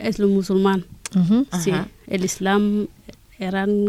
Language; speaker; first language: Spanish; non-native, learner; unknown